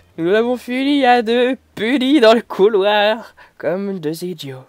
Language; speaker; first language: French; native; French